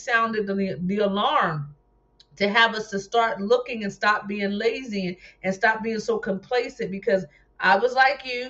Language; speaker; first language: English; native; English